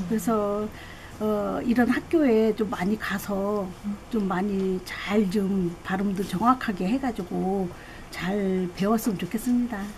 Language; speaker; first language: Korean; native; Korean